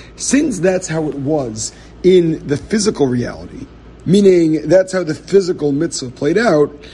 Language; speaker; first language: English; native; English